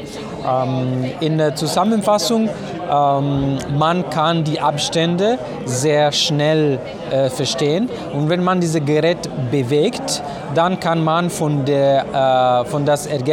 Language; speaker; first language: German; non-native, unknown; Italian